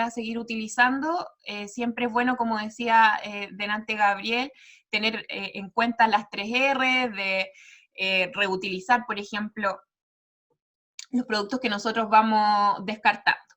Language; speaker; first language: Spanish; native; Spanish